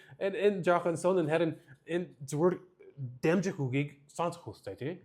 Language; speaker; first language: Mongolian; early bilingual, heritage; English